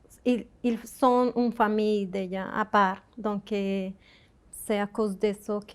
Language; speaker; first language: French; non-native, fluent; Spanish